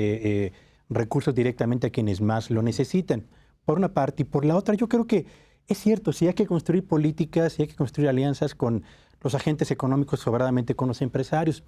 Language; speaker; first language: Spanish; native; Spanish